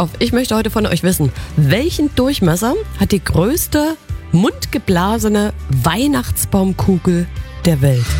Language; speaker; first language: German; native; German